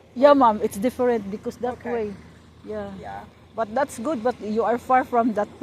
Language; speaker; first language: English; non-native, local second language; Cebuano